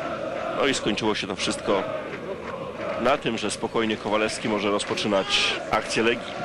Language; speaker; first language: Polish; native; Polish